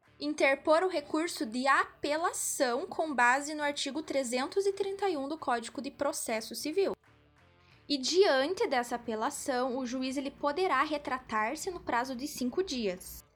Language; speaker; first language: Portuguese; native; Portuguese